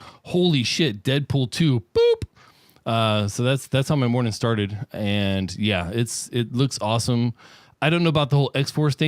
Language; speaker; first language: English; native; English